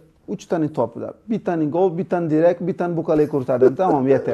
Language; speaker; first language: Turkish; non-native, learner; Portuguese